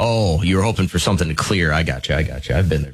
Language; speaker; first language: English; native; English